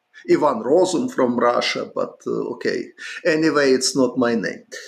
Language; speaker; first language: English; non-native, fluent; Ukrainian